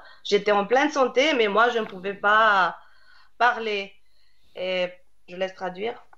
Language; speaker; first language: French; non-native, fluent; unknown